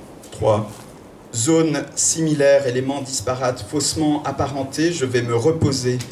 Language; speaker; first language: French; native; French